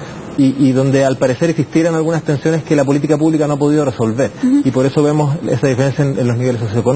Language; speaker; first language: Spanish; native; Spanish